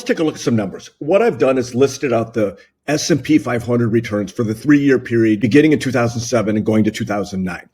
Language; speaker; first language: English; native; English